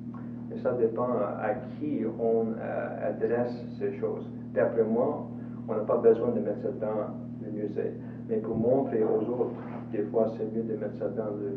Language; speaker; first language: French; non-native, local second language; English